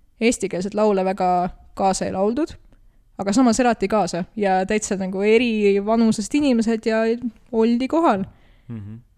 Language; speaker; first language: Estonian; non-native, local second language; Russian